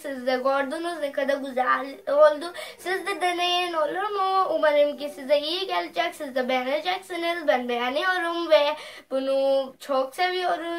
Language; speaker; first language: Turkish; non-native, fluent; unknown